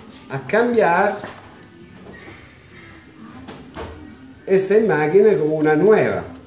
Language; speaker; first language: Spanish; non-native, learner; Italian